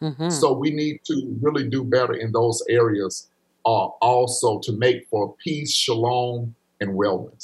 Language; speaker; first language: English; native; English